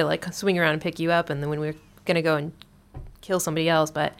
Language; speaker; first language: English; native; English